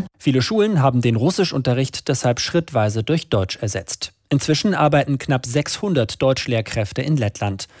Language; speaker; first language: German; native; German